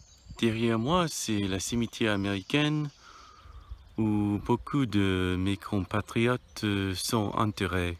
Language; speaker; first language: French; non-native, learner; English